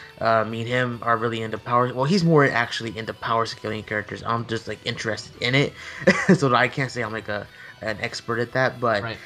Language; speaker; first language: English; native; English